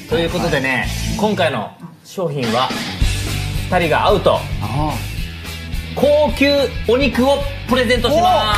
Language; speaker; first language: Japanese; native; Japanese